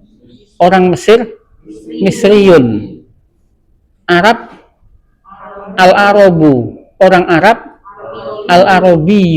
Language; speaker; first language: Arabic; non-native, fluent; Indonesian